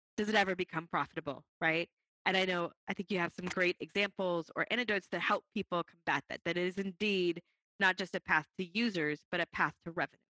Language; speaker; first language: English; native; English